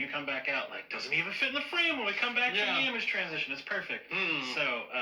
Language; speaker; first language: English; native; English